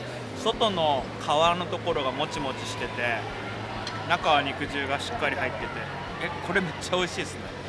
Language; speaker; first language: Japanese; native; Japanese